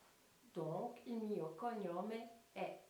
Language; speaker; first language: Italian; non-native, fluent; French